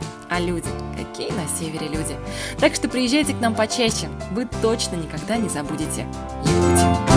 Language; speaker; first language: Russian; native; Russian